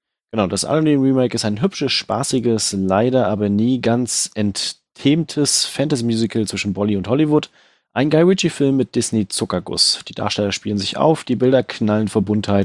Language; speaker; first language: German; native; German